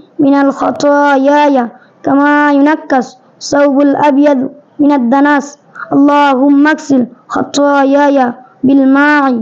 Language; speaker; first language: Arabic; non-native, learner; Bangla